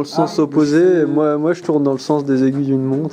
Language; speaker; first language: French; native; French